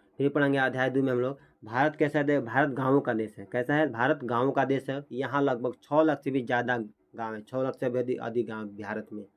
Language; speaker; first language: Hindi; native; Hindi